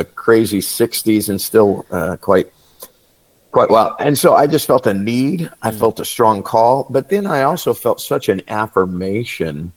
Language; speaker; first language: English; native; English